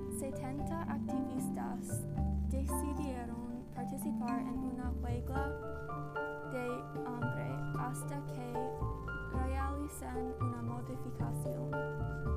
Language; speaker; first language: Spanish; non-native, learner; English